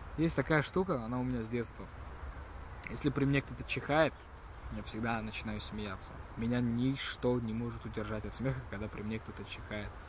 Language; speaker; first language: Russian; early bilingual, heritage; Russian